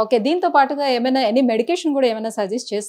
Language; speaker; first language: Telugu; native; Telugu